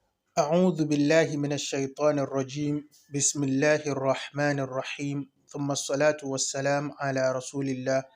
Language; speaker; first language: Arabic; non-native, fluent; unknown